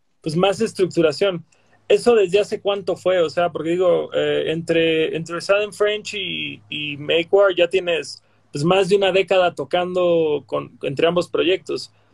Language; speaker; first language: Spanish; native; Spanish